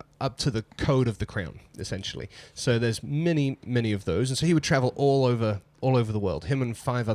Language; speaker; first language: English; native; English